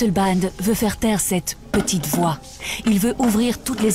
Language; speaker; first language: French; native; French